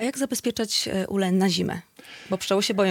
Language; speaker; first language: Polish; native; Polish